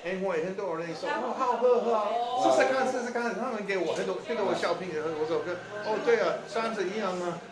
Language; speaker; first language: Chinese; non-native, learner; English